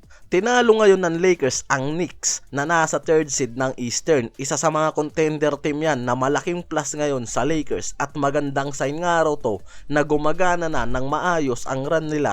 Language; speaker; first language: Filipino; native; Filipino